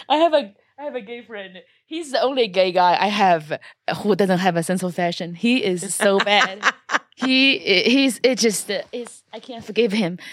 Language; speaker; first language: English; non-native, fluent; Chinese